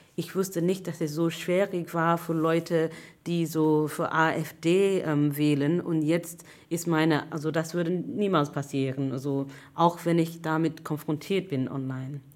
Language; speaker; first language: German; non-native, fluent; English